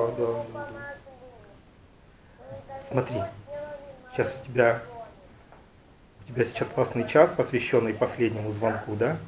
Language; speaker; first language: Russian; native; Russian